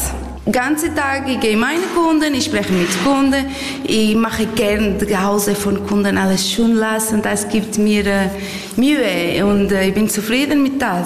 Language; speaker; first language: German; non-native, learner; Portuguese